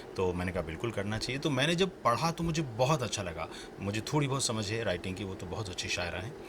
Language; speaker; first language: Hindi; native; Hindi